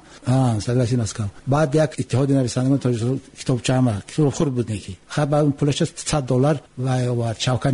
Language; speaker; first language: Tajik; native; Tajik